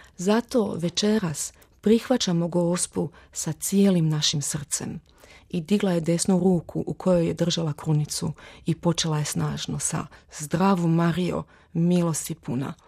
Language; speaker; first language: Croatian; early bilingual, heritage; Croatian